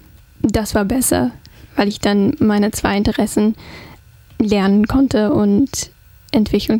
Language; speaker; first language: German; non-native, fluent; English